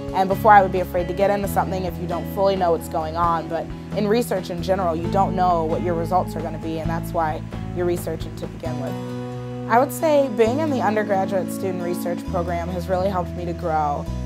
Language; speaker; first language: English; native; English